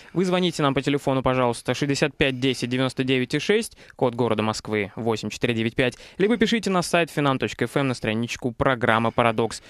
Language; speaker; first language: Russian; native; Russian